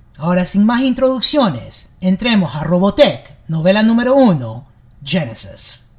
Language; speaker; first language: Spanish; early bilingual, heritage; English